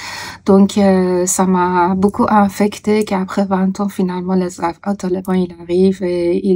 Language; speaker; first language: French; non-native, fluent; Persian